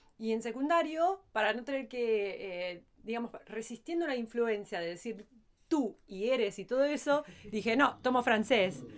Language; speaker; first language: Spanish; early bilingual, heritage; Spanish